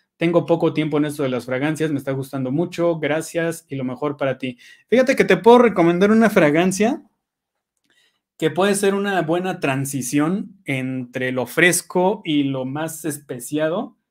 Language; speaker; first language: Spanish; native; Spanish